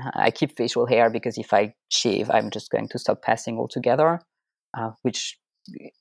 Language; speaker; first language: English; non-native, fluent; French